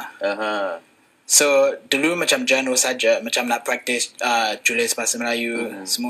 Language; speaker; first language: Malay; non-native, fluent; English